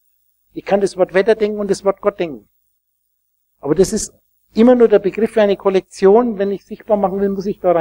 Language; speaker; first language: German; native; German